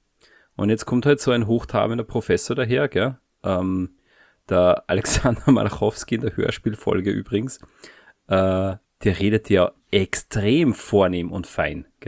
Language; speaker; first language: German; native; German